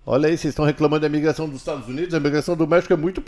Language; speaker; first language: Portuguese; native; Portuguese